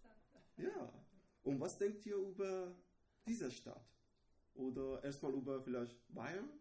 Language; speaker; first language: German; non-native, learner; Persian